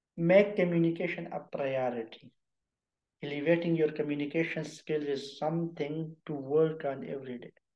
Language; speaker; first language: English; non-native, local second language; Urdu